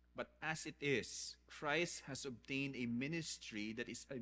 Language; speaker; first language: English; non-native, local second language; Filipino